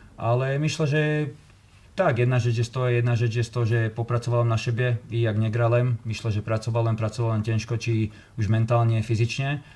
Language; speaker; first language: Polish; non-native, learner; Slovak